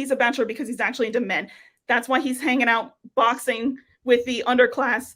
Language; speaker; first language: English; native; English